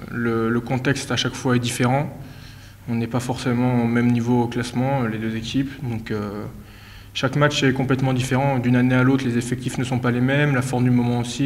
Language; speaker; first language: French; native; French